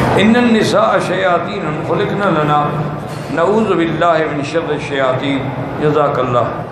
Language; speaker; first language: Urdu; native; Urdu